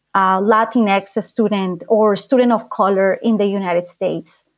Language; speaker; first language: English; non-native, fluent; Spanish